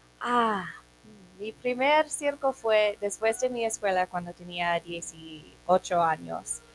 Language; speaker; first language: Spanish; non-native, learner; English